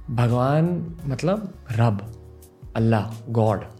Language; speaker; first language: Hindi; non-native, local second language; English